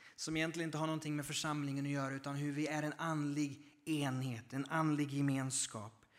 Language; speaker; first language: Swedish; native; Swedish